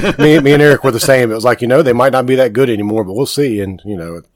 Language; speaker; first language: English; native; English